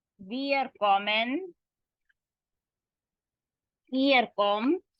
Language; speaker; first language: German; non-native, learner; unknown